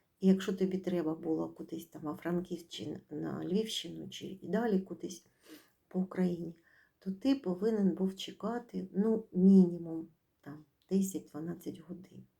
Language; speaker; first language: Ukrainian; native; Ukrainian